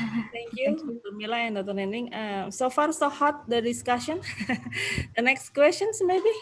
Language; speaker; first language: English; non-native, fluent; Indonesian